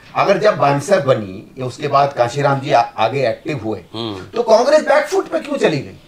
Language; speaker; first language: Hindi; native; Hindi